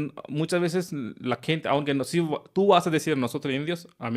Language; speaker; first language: Spanish; non-native, fluent; Hindi